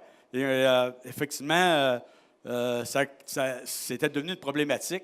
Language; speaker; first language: French; native; French